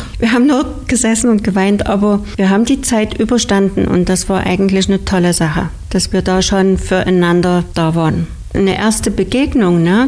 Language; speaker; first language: German; native; German